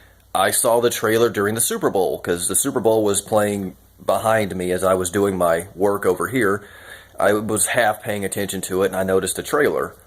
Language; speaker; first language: English; native; English